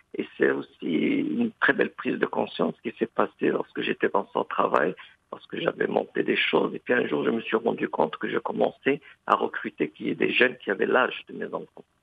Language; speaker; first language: French; non-native, local second language; Arabic